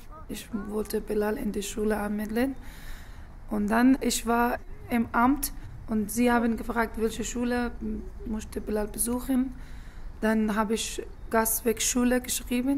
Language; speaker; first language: German; non-native, learner; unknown